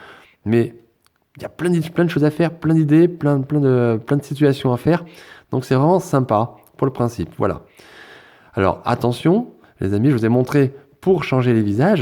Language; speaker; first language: French; native; French